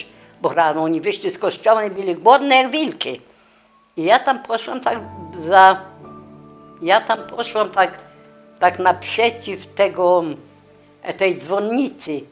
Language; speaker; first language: Polish; non-native, local second language; Kashubian